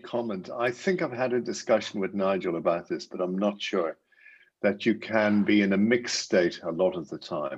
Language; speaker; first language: English; native; English